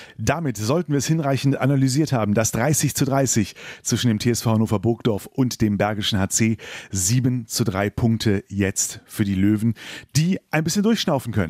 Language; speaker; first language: German; native; German